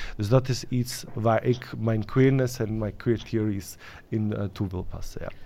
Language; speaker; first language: Dutch; non-native, fluent; Bosnian